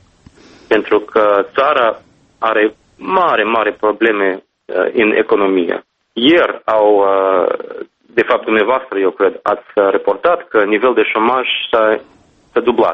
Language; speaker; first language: Romanian; non-native, fluent; English